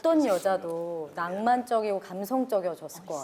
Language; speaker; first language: Korean; native; Korean